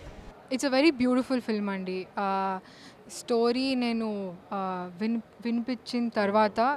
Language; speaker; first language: Telugu; non-native, learner; Kannada